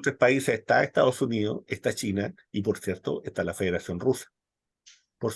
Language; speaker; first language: Spanish; native; Spanish